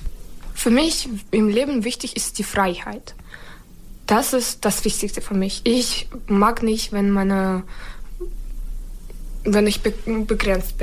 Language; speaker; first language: German; non-native, learner; Ukrainian